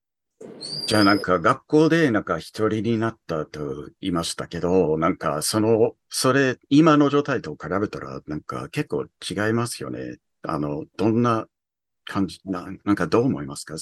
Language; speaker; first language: Japanese; early bilingual, heritage; English